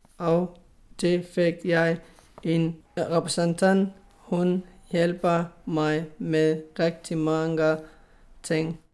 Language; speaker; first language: Danish; non-native, learner; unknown